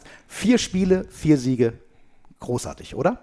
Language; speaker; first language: German; native; German